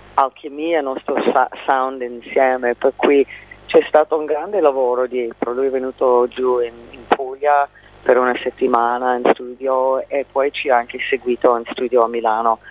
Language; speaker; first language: Italian; non-native, fluent; English